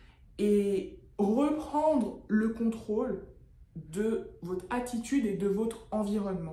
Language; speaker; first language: French; native; French